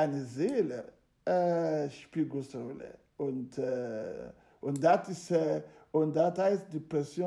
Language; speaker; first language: German; non-native, fluent; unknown